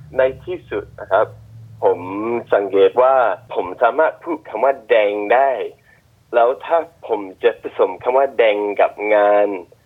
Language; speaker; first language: Thai; non-native, fluent; English